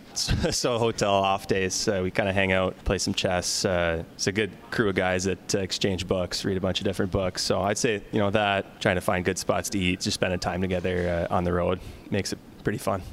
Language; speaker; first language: English; native; English